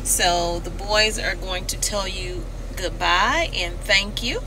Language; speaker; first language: English; native; English